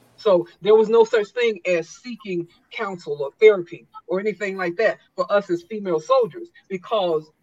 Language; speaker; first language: English; native; English